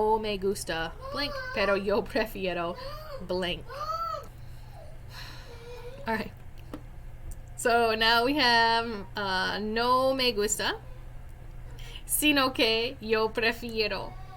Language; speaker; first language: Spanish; non-native, fluent; English